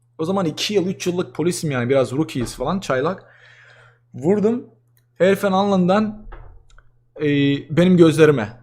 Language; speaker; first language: Turkish; native; Turkish